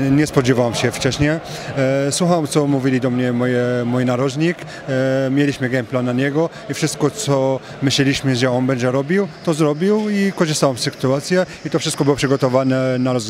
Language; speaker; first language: Polish; non-native, learner; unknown